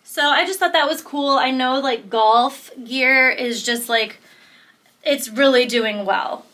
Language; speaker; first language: English; native; English